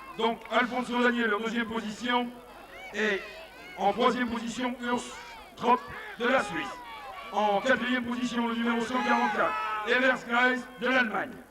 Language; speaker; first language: French; native; French